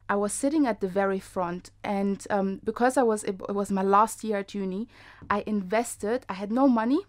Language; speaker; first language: English; non-native, fluent; German